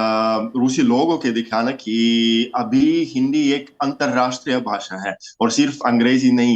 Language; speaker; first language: Hindi; non-native, fluent; Russian